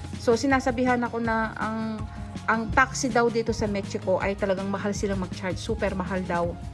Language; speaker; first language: Filipino; non-native, local second language; Pampanga